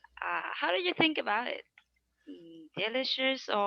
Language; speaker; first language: English; non-native, learner; Vietnamese